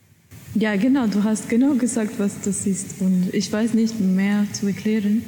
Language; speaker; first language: German; non-native, learner; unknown